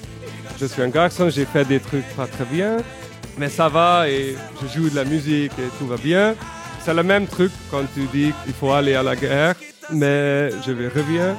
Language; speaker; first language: French; non-native, fluent; Hungarian